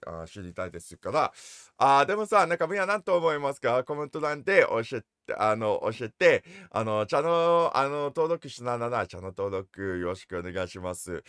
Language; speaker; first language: Japanese; non-native, learner; English